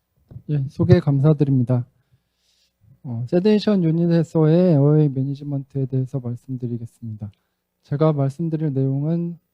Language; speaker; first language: Korean; native; Korean